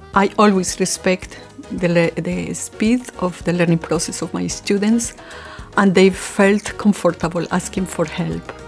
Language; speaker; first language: English; non-native, fluent; Spanish